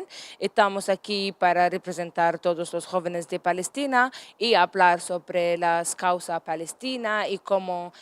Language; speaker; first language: Spanish; non-native, learner; Arabic